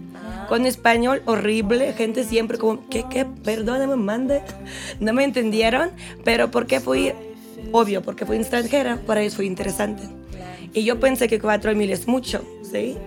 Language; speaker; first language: Spanish; non-native, fluent; Russian